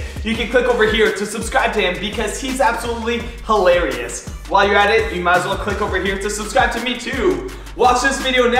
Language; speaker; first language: English; native; English